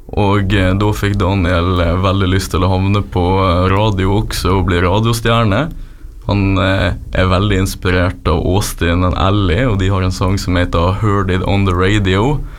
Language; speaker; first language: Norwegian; native; Norwegian